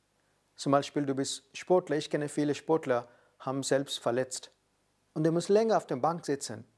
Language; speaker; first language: German; non-native, learner; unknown